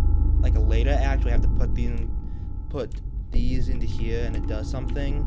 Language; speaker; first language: English; native; English